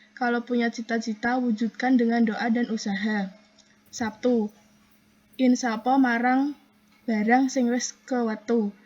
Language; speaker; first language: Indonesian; non-native, local second language; Javanese